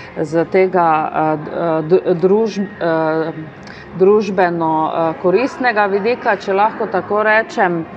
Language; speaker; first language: Slovenian; native; Slovenian